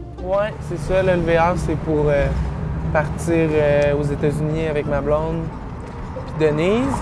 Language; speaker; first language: French; native; French